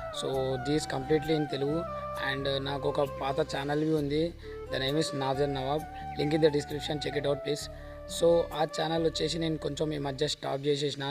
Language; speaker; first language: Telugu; non-native, local second language; Urdu